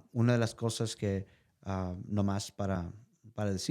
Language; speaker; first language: Spanish; early bilingual, heritage; Spanish